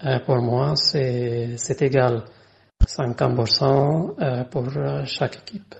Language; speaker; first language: French; non-native, fluent; Arabic